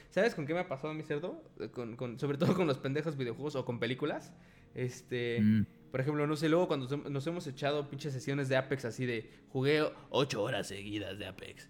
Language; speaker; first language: Spanish; native; Spanish